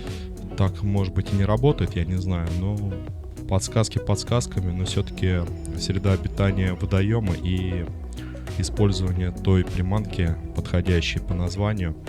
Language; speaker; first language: Russian; native; Russian